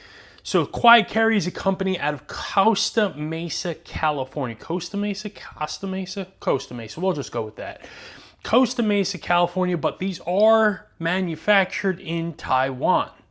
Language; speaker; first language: English; native; English